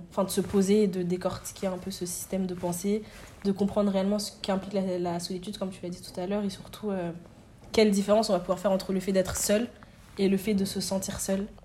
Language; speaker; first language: French; native; French